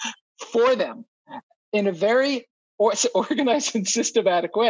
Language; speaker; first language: English; native; English